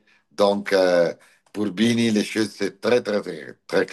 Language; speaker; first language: French; non-native, learner; Italian